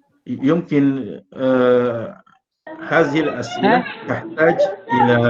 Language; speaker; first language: Arabic; non-native, fluent; Malay